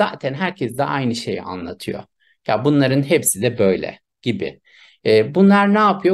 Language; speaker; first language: Turkish; native; Turkish